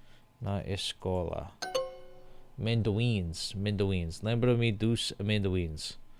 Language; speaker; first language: Portuguese; non-native, learner; English